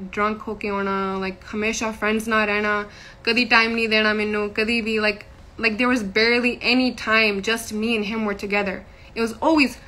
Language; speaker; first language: Punjabi; early bilingual, heritage; Punjabi